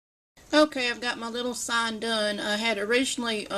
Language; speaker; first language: English; native; English